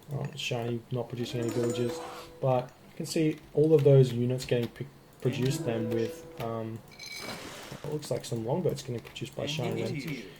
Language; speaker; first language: English; native; English